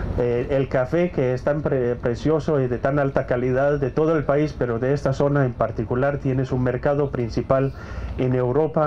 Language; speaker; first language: Spanish; non-native, fluent; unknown